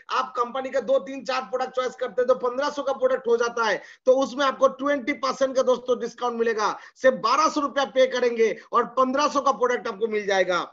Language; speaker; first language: Hindi; non-native, local second language; Bangla